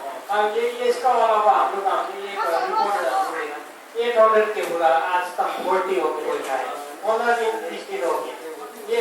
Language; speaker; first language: Hindi; non-native, local second language; Mizo